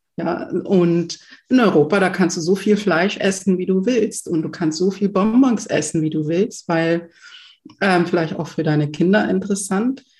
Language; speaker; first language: German; early bilingual, other home language; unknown